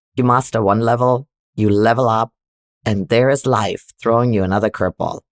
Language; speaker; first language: English; non-native, fluent; German